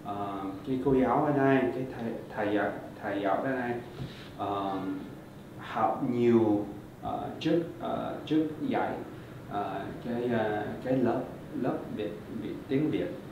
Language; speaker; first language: Vietnamese; early bilingual, heritage; Vietnamese